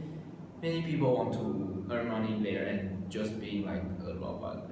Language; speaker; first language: English; non-native, learner; Chinese